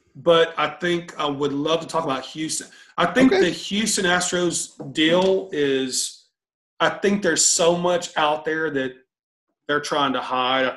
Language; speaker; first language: English; native; English